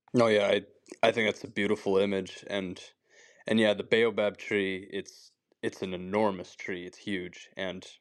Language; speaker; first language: English; native; English